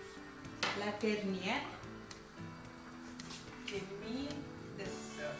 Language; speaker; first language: French; non-native, learner; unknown